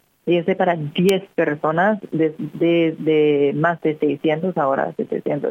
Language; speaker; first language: Spanish; non-native, fluent; English